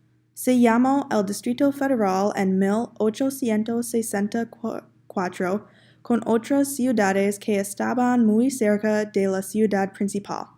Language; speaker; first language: Spanish; non-native, learner; English